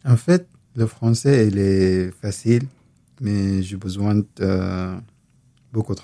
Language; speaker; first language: French; non-native, learner; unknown